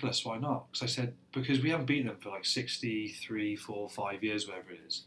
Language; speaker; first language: English; native; English